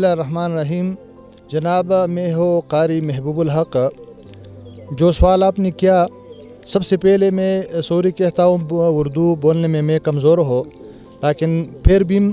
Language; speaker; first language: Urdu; non-native, local second language; Pashto